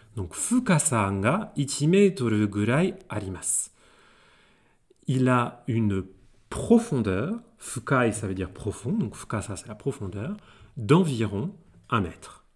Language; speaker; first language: French; native; French